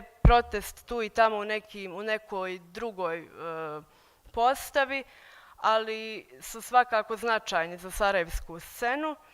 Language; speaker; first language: Bosnian; native; Bosnian